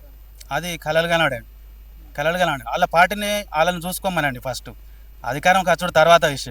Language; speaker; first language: Telugu; native; Telugu